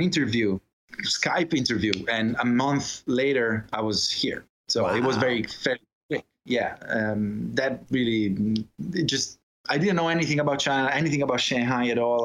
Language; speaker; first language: English; non-native, fluent; Italian